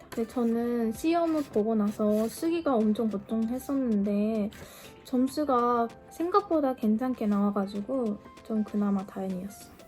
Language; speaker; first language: Korean; non-native, fluent; Japanese